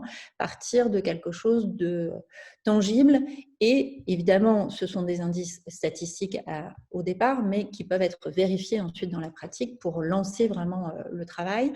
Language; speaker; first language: French; native; French